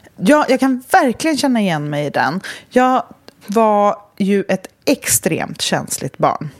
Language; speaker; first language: Swedish; native; Swedish